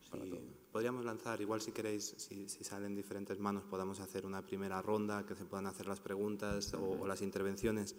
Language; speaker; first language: Spanish; native; Spanish